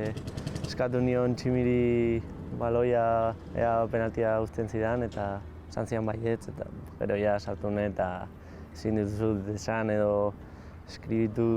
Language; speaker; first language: Basque; non-native, local second language; Spanish